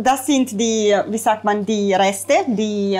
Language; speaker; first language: German; non-native, fluent; Italian